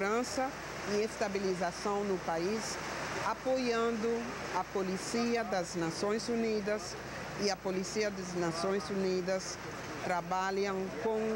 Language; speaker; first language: Portuguese; non-native, fluent; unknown